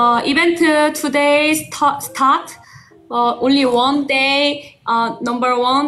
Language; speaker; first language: English; non-native, learner; Korean